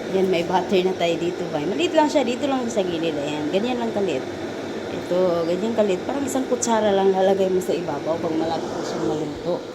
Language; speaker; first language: Filipino; non-native, local second language; Cebuano